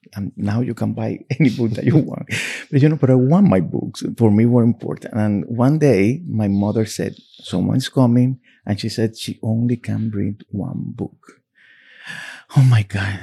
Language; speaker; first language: English; non-native, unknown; Spanish